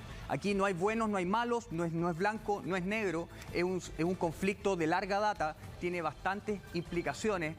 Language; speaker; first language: Spanish; native; Spanish